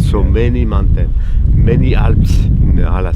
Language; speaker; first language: English; non-native, learner; French